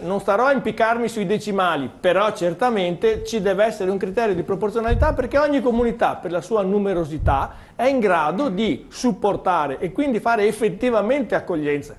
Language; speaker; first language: Italian; native; Italian